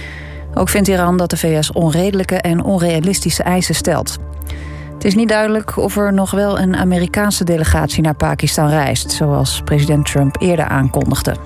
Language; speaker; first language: Dutch; native; Dutch